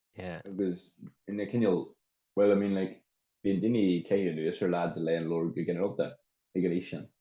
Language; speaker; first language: Irish; native; Irish